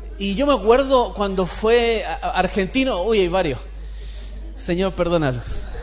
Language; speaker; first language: Spanish; native; Spanish